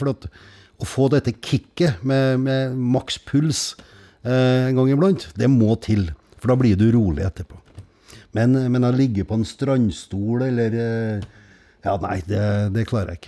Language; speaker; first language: Norwegian; native; Norwegian